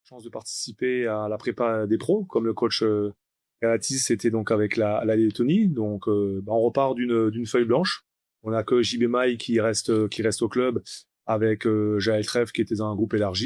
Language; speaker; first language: French; native; French